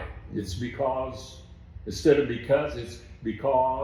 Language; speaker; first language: English; native; English